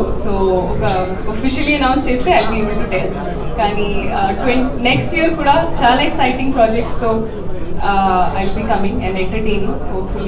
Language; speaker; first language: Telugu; non-native, learner; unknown